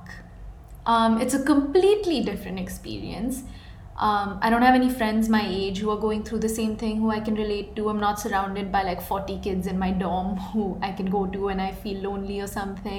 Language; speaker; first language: English; non-native, local second language; Hindi